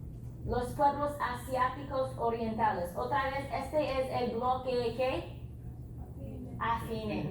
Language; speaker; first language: Spanish; non-native, fluent; English